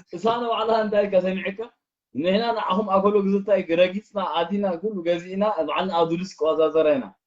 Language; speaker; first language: Tigrinya; early bilingual, heritage; Tigrinya